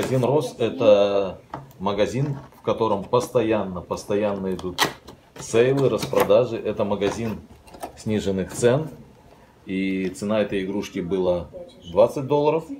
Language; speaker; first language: Russian; native; Russian